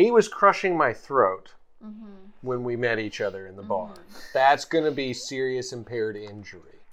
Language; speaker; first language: English; native; English